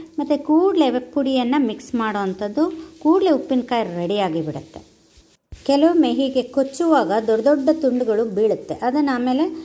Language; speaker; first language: Kannada; non-native, local second language; Konkani